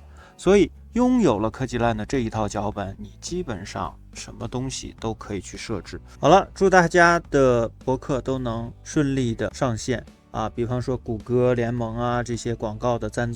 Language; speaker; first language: Chinese; native; Chinese